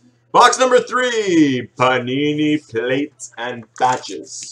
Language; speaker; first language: English; native; English